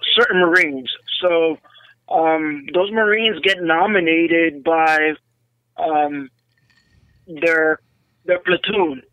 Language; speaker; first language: English; native; English